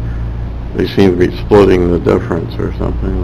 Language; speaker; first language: English; native; English